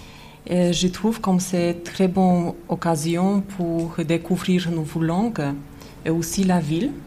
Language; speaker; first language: French; non-native, learner; Polish